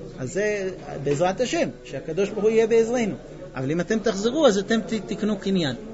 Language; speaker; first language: Hebrew; non-native, fluent; English